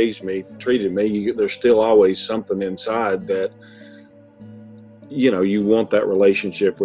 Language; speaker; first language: English; native; English